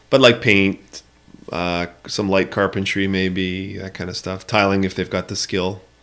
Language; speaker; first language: English; native; English